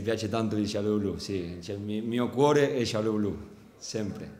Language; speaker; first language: Italian; non-native, fluent; Spanish